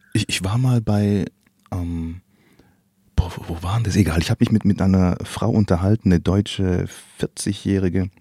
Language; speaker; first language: German; native; German